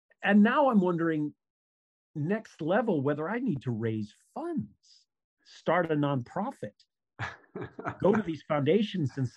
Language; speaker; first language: English; native; English